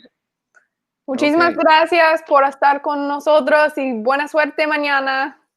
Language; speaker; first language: Spanish; non-native, fluent; English